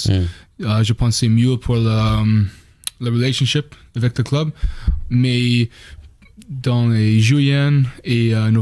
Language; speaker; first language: French; non-native, learner; English